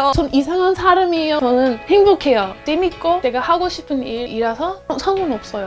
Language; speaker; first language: Korean; non-native, learner; English